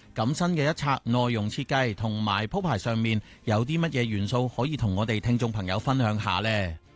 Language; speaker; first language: Cantonese; native; Cantonese